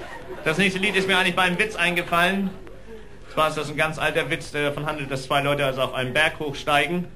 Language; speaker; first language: German; native; German